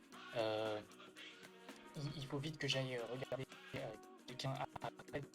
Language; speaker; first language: French; native; French